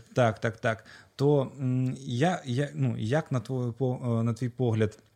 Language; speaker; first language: Ukrainian; non-native, local second language; Russian